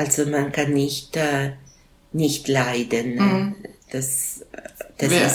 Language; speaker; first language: German; non-native, local second language; Italian